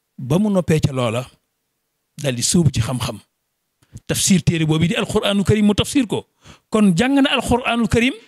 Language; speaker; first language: Wolof; native; Wolof